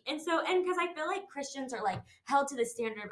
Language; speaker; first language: English; native; English